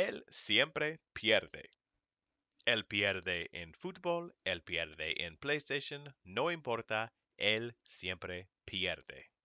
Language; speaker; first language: Spanish; non-native, fluent; English